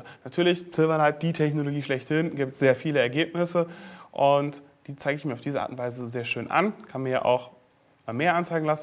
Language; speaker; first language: German; native; German